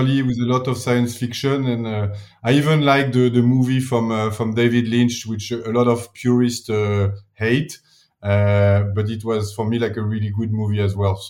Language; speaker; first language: English; non-native, fluent; French